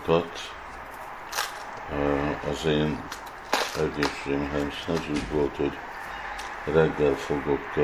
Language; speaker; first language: Hungarian; early bilingual, heritage; Hungarian